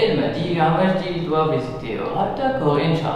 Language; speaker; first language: French; non-native, local second language; Arabic